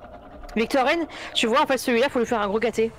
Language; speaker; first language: French; native; French